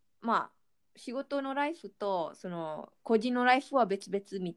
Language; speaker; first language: Japanese; non-native, fluent; Malay